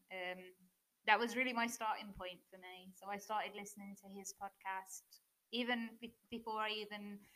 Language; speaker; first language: English; native; English